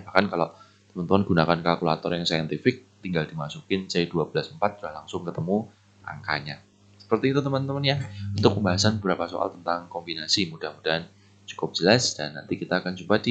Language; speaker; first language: Indonesian; native; Indonesian